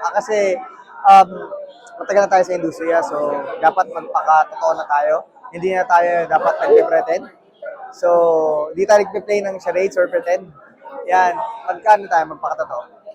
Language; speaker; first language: Filipino; native; Filipino